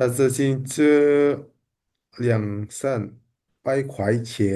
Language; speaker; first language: Chinese; non-native, learner; Indonesian